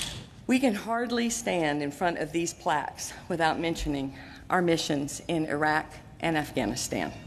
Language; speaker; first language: English; native; English